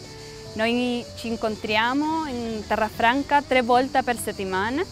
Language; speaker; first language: Italian; non-native, fluent; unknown